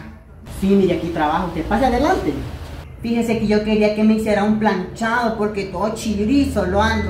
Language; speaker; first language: Spanish; native; Spanish